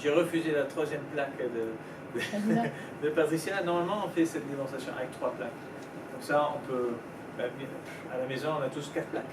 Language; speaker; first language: French; native; French